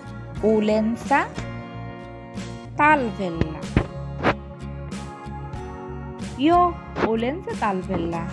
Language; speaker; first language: Finnish; non-native, learner; Bangla